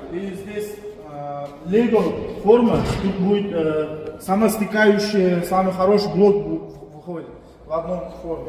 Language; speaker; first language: Russian; non-native, learner; Uzbek